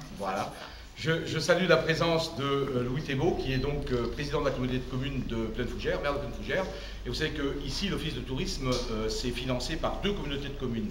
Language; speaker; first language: French; native; French